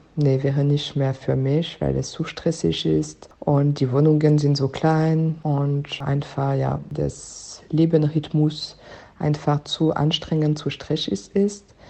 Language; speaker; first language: German; non-native, fluent; French